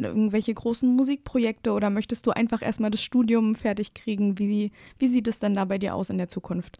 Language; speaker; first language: German; native; German